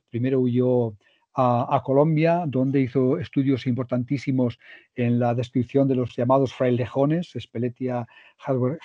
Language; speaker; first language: Spanish; native; Spanish